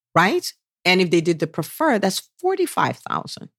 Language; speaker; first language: English; non-native, local second language; Yoruba